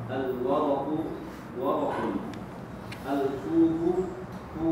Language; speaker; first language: Arabic; non-native, learner; Indonesian